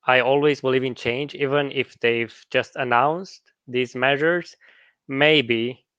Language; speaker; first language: English; non-native, fluent; Romanian